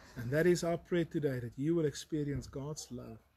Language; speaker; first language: English; non-native, local second language; Afrikaans